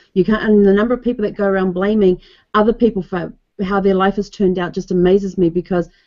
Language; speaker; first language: English; native; English